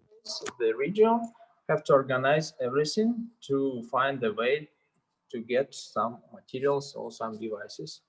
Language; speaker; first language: English; non-native, learner; Russian